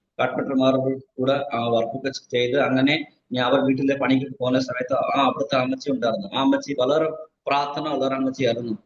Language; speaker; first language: Malayalam; non-native, fluent; Nepali